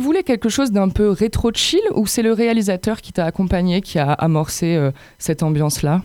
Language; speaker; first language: French; native; French